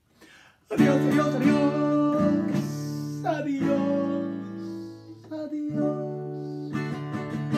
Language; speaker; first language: Spanish; non-native, fluent; English